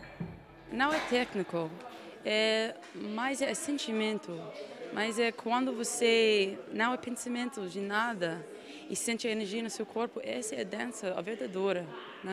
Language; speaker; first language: Portuguese; non-native, fluent; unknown